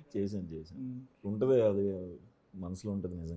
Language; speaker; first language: Telugu; native; Telugu